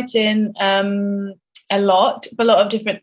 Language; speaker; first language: English; native; English